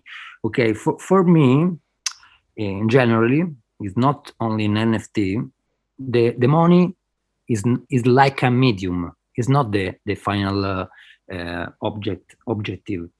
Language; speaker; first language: English; non-native, fluent; Spanish